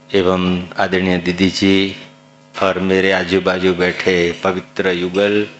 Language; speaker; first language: Hindi; non-native, local second language; Gujarati